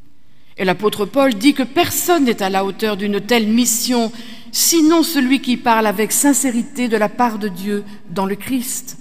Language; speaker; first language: French; native; French